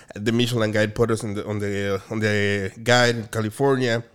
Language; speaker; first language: English; non-native, fluent; Spanish